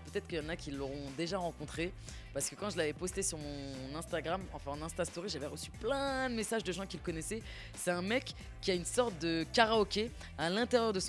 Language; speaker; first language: French; native; French